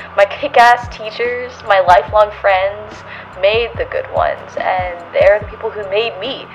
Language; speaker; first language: English; native; English